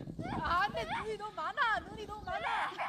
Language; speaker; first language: Korean; early bilingual, other home language; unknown